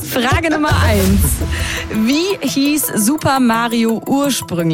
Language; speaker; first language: German; native; German